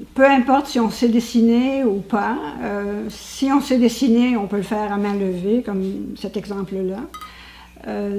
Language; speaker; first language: French; native; French